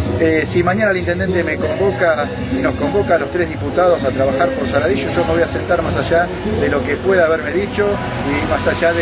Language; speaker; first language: Spanish; native; Spanish